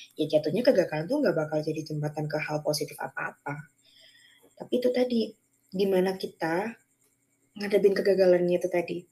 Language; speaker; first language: Indonesian; native; Indonesian